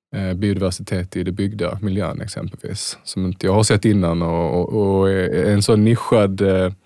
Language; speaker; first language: Swedish; native; Swedish